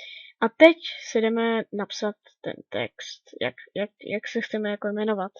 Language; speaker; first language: Czech; native; Czech